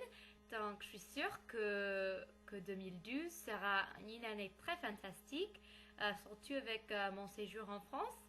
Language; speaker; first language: French; non-native, learner; English